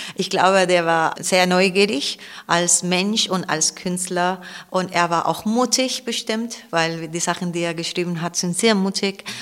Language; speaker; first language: German; non-native, fluent; Spanish